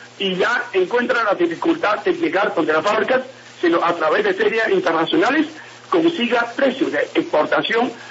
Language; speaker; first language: Spanish; non-native, fluent; Chinese